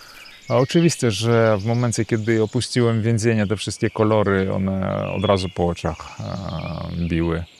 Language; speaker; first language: Polish; early bilingual, heritage; Polish